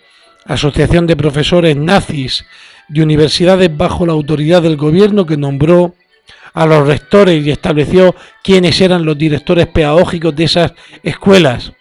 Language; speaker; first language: Spanish; native; Spanish